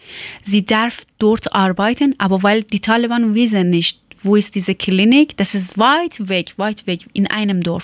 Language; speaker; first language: German; non-native, learner; Persian